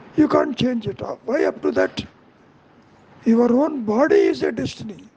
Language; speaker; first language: English; non-native, local second language; Telugu